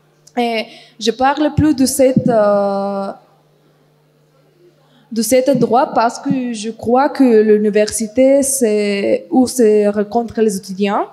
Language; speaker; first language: French; non-native, fluent; Bulgarian